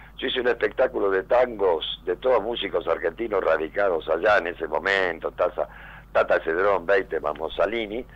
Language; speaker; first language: Spanish; native; Spanish